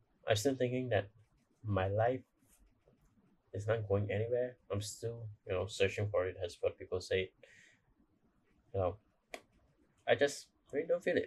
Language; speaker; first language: English; non-native, local second language; Chinese